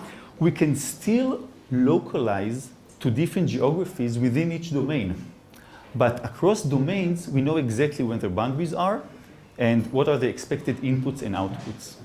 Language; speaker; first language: English; non-native, fluent; Hebrew